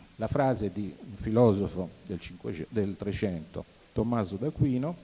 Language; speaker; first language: Italian; native; Italian